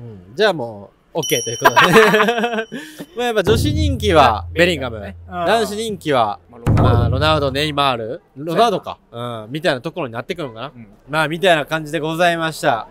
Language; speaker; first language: Japanese; native; Japanese